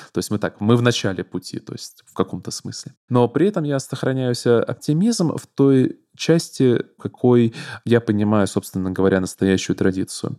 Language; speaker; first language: Russian; native; Russian